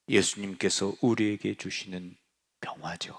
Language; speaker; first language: Korean; native; Korean